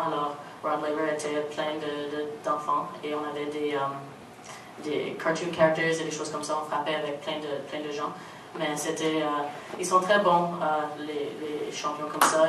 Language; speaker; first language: French; non-native, local second language; English